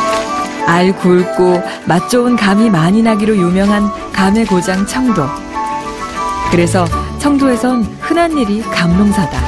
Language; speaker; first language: Korean; native; Korean